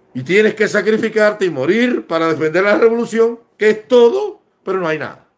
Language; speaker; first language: Spanish; native; Spanish